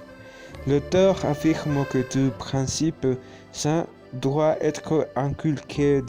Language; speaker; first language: French; non-native, learner; Spanish